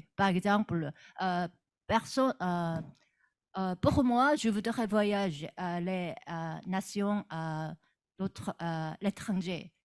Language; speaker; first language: French; non-native, learner; Korean